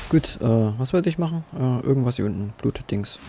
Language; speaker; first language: German; native; German